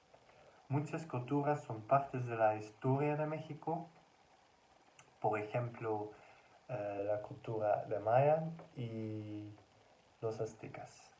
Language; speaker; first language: Spanish; non-native, learner; Dutch